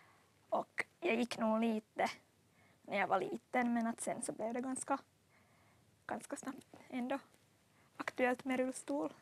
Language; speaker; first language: Swedish; native; Swedish